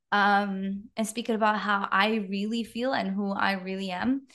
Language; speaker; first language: English; non-native, fluent; Czech